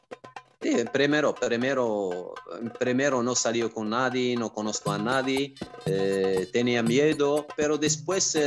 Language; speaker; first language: Spanish; non-native, fluent; Arabic